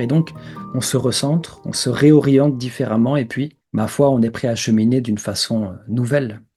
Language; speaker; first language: French; native; French